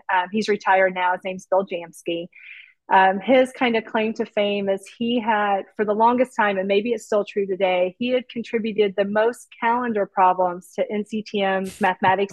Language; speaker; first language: English; native; English